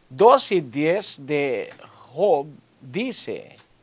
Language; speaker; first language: Spanish; non-native, fluent; Filipino